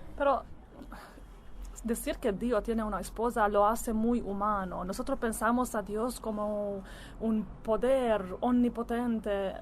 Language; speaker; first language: Spanish; non-native, learner; Italian